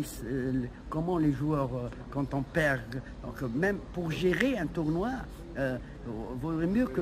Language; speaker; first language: French; non-native, local second language; Arabic